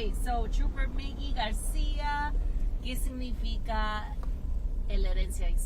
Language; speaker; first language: Spanish; early bilingual, heritage; Spanish